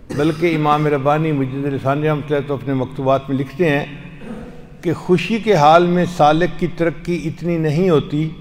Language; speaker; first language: Urdu; non-native, local second language; Punjabi